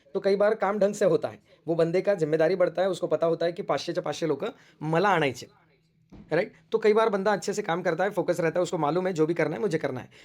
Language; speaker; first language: Hindi; non-native, local second language; Marathi